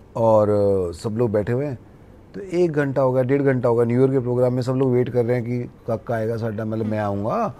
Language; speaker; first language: Hindi; native; Hindi